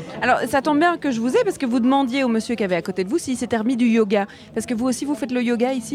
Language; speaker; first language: French; native; French